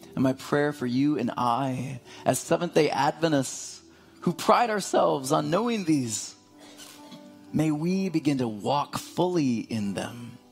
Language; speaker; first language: English; native; English